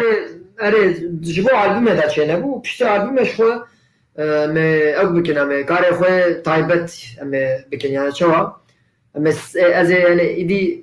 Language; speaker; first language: Kurdish; non-native, local second language; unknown